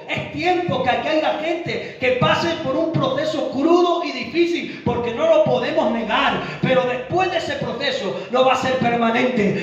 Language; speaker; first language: Spanish; native; Spanish